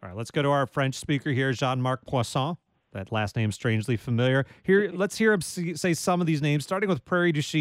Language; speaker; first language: English; native; English